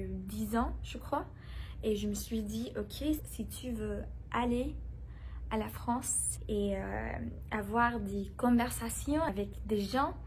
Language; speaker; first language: French; non-native, learner; English